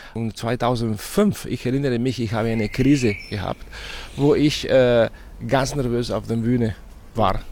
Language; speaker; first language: German; non-native, fluent; Spanish